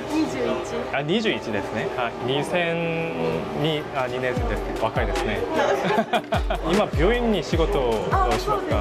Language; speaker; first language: Japanese; non-native, learner; Korean